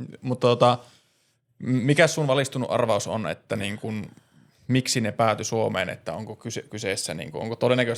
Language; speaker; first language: Finnish; native; Finnish